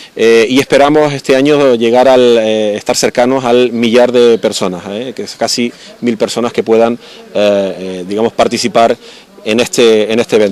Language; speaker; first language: Spanish; native; Spanish